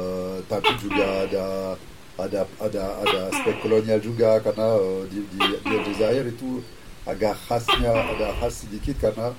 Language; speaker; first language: Indonesian; non-native, fluent; French